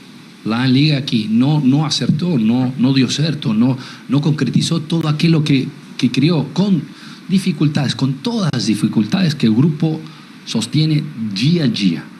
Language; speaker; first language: Portuguese; non-native, learner; Spanish